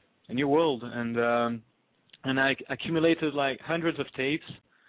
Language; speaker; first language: English; non-native, fluent; French